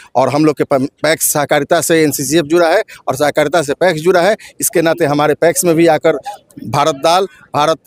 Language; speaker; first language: Hindi; native; Hindi